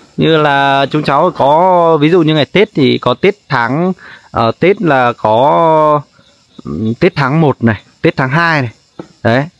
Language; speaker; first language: Vietnamese; non-native, local second language; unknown